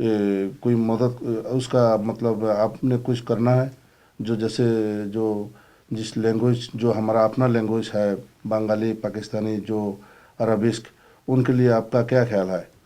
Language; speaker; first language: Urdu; non-native, fluent; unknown